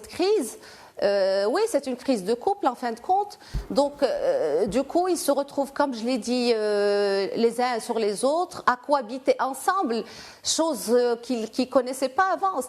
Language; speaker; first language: French; non-native, local second language; Arabic